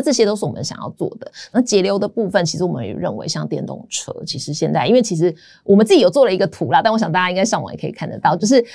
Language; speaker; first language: Chinese; native; Chinese